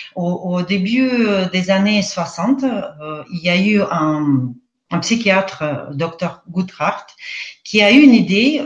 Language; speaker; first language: French; non-native, fluent; Russian